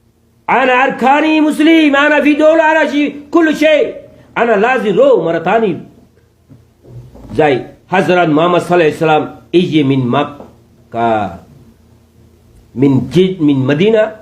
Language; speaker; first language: Arabic; non-native, learner; Rohingya